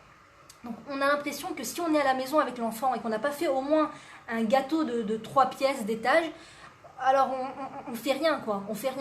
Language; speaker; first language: French; native; French